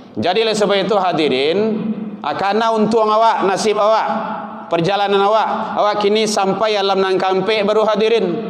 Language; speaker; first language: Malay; non-native, local second language; Minangkabau